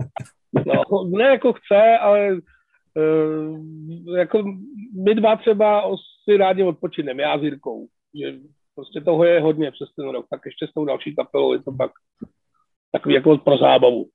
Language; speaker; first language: Czech; native; Czech